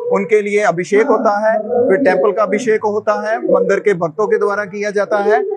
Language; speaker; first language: Hindi; non-native, local second language; Gujarati